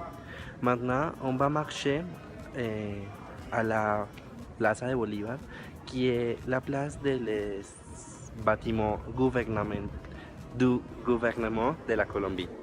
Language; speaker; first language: French; non-native, learner; Spanish